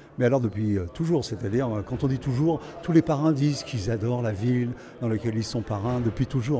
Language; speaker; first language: French; native; French